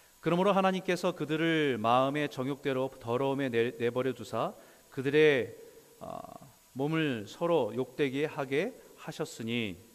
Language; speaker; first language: Korean; native; Korean